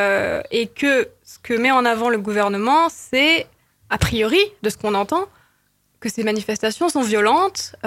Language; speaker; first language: French; native; French